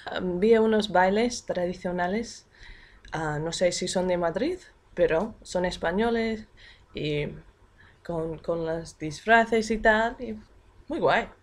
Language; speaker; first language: Spanish; non-native, fluent; English